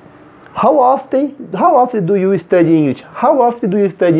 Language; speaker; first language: English; non-native, fluent; Portuguese